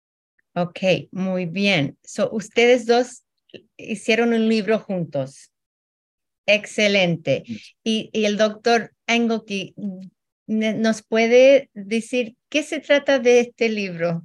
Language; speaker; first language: Spanish; early bilingual, heritage; Spanish